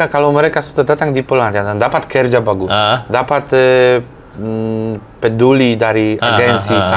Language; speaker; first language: Indonesian; non-native, fluent; Polish